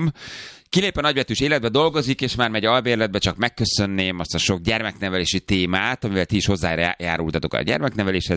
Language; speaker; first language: Hungarian; native; Hungarian